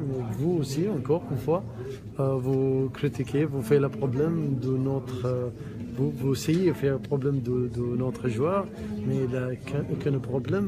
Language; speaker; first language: French; non-native, learner; Arabic